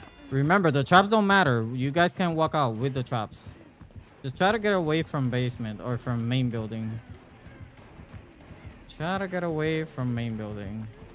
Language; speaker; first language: English; native; English